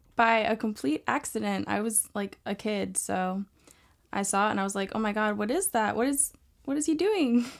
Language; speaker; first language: English; native; English